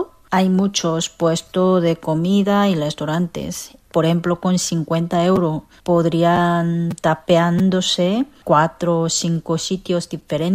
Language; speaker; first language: Spanish; non-native, fluent; Korean